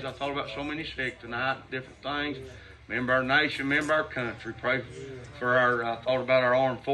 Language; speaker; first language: English; native; English